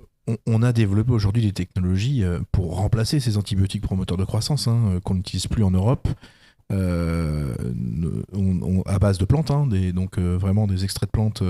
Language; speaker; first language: French; native; French